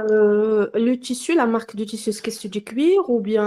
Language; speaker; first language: French; non-native, local second language; Arabic